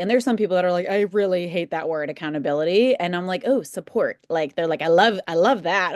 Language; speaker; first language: English; native; English